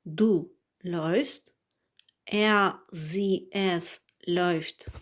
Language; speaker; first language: German; non-native, fluent; Ukrainian